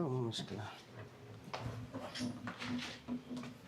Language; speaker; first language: Arabic; non-native, learner; Telugu